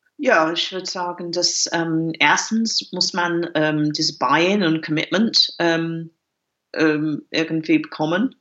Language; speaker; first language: German; non-native, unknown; English